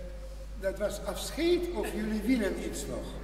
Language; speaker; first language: Dutch; non-native, learner; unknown